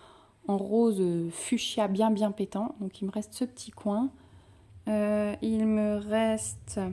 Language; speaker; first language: French; native; French